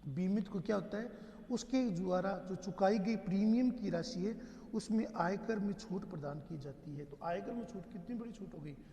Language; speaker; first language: Hindi; native; Hindi